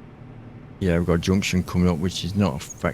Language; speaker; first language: English; native; English